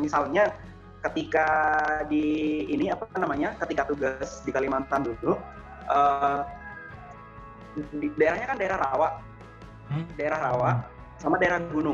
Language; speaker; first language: Indonesian; non-native, local second language; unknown